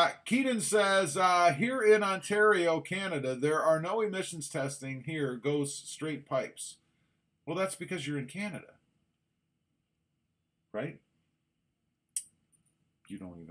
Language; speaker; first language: English; native; English